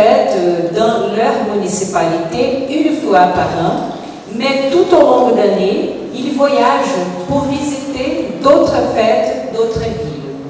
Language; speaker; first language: French; non-native, fluent; Portuguese